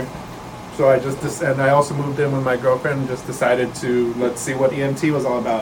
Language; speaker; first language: English; native; English